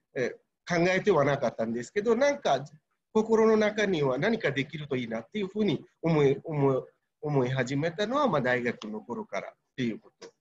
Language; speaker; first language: Japanese; non-native, fluent; Bangla